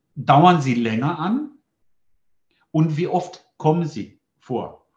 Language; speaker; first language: German; non-native, fluent; Greek